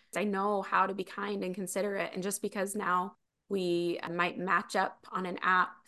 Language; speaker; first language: English; native; English